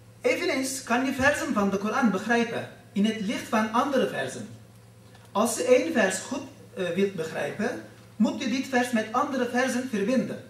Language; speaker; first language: Dutch; non-native, fluent; Turkish